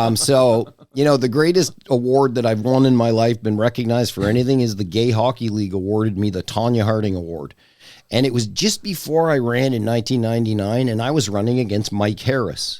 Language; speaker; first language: English; native; English